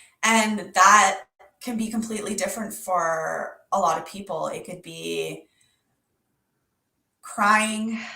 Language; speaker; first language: English; native; English